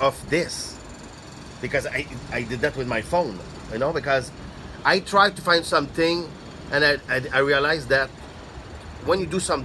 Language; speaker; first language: English; non-native, learner; French